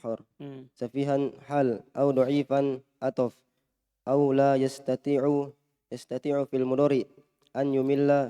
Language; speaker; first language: Arabic; non-native, learner; Indonesian